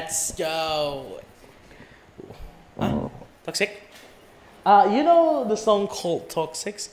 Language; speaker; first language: English; non-native, learner; Indonesian